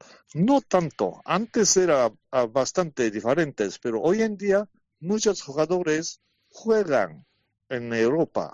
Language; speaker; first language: Spanish; non-native, learner; Japanese